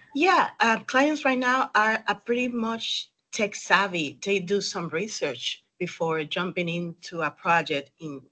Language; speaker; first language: English; non-native, fluent; Spanish